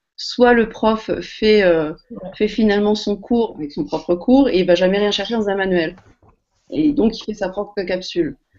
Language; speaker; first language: French; native; French